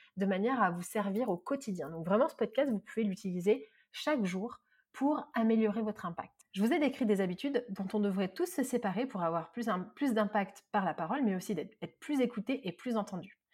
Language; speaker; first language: French; native; French